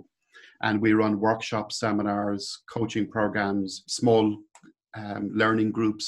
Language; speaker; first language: English; native; English